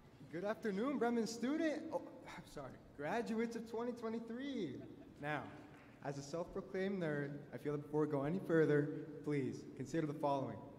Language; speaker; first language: English; early bilingual, other home language; Spanish